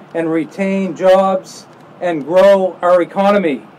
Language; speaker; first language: English; native; English